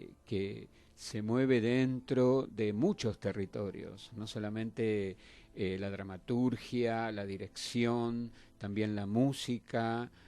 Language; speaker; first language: Spanish; native; Spanish